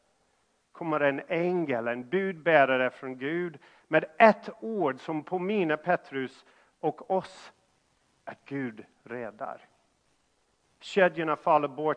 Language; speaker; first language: Swedish; non-native, fluent; English